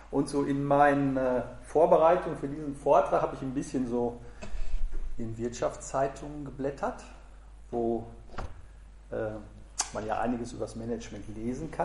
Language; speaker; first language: German; native; German